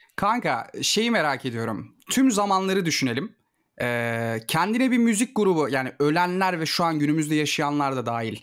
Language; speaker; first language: Turkish; native; Turkish